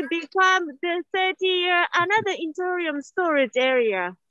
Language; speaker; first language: English; non-native, learner; Japanese